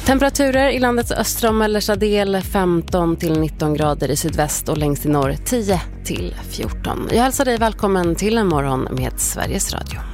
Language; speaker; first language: Swedish; native; Swedish